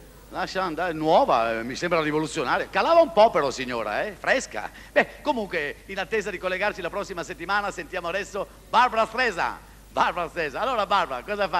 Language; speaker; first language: Italian; native; Italian